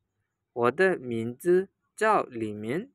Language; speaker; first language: Chinese; non-native, fluent; Burmese